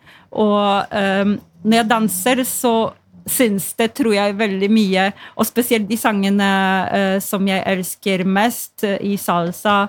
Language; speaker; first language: Norwegian; non-native, fluent; Polish